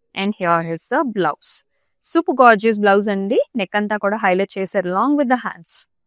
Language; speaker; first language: English; non-native, local second language; Telugu